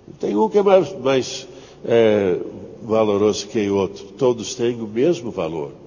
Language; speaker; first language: Portuguese; non-native, fluent; English